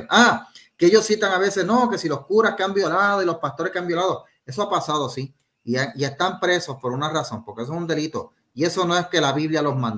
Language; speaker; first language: Spanish; native; Spanish